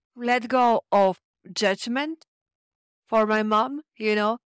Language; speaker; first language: English; non-native, fluent; French